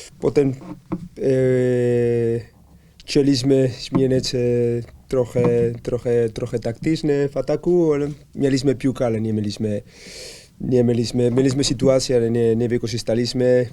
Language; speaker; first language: Polish; non-native, learner; Spanish